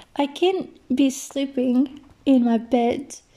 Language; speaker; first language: English; non-native, fluent; Portuguese